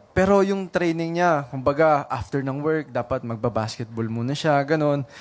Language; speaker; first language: Filipino; native; Filipino